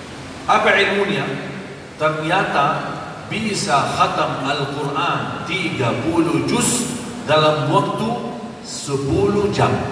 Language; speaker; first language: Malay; non-native, fluent; Arabic